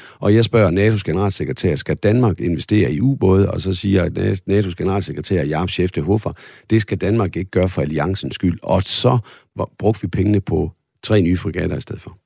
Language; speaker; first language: Danish; native; Danish